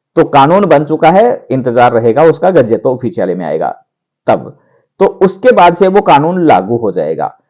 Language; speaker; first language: Hindi; native; Hindi